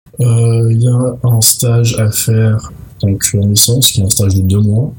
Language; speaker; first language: French; non-native, local second language; Arabic